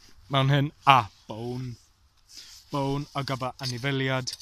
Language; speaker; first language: Welsh; non-native, learner; English